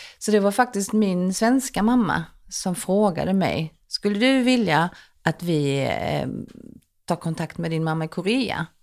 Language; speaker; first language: Swedish; early bilingual, other home language; Korean